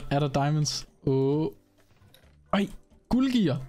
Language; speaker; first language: Danish; native; Danish